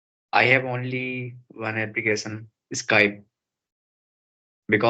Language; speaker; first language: English; non-native, learner; Hindi